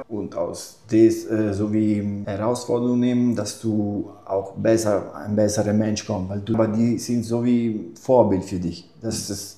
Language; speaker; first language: German; non-native, fluent; Italian